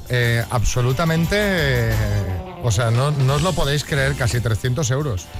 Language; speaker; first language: Spanish; native; Spanish